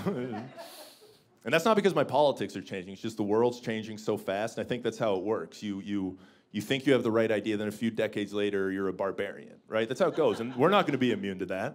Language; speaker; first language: English; native; English